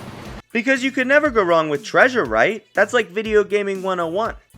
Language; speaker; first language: English; native; English